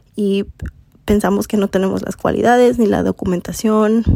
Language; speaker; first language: Spanish; early bilingual, heritage; Spanish